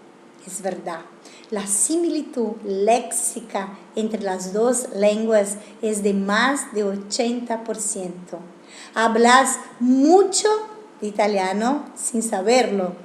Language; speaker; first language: Spanish; non-native, fluent; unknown